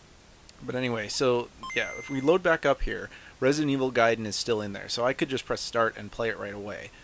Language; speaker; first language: English; native; English